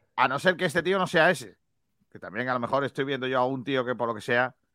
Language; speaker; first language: Spanish; native; Spanish